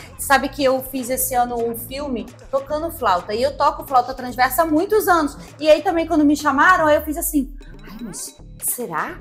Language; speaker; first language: Portuguese; native; Portuguese